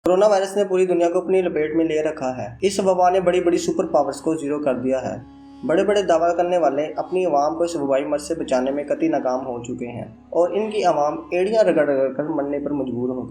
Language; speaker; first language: Urdu; native; Urdu